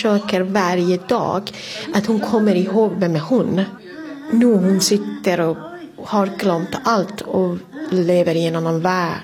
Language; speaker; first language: Swedish; non-native, fluent; Persian